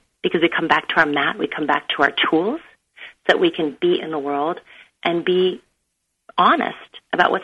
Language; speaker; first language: English; native; English